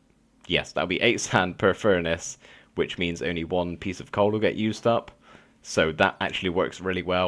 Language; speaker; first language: English; native; English